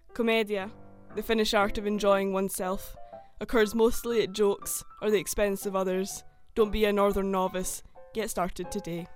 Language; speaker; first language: Norwegian; non-native, fluent; English